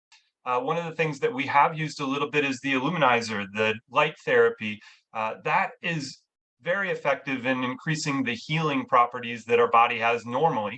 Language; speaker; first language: English; native; English